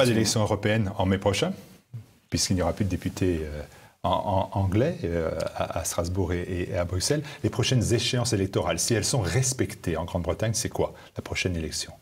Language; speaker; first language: French; native; French